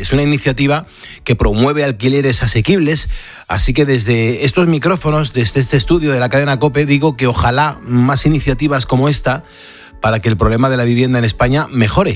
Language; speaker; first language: Spanish; native; Spanish